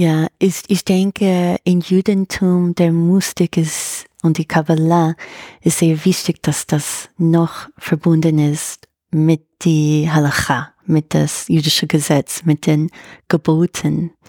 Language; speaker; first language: German; non-native, fluent; English